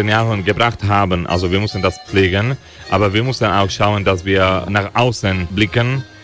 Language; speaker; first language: German; non-native, local second language; Slovak